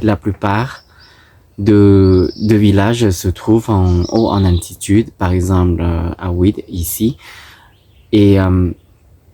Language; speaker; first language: French; non-native, fluent; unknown